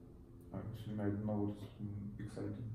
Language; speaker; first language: English; non-native, learner; Russian